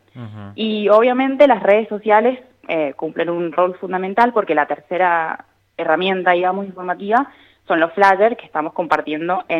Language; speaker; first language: Spanish; native; Spanish